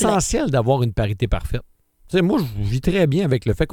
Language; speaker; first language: French; native; French